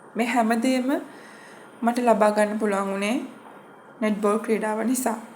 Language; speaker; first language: Sinhala; native; Sinhala